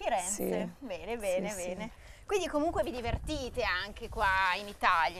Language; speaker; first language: Italian; native; Italian